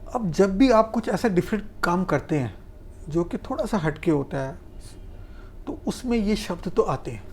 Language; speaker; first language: Hindi; non-native, local second language; Punjabi